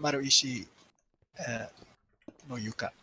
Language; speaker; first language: Japanese; non-native, learner; English